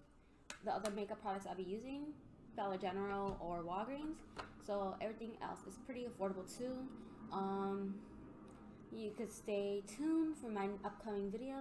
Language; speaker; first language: English; native; English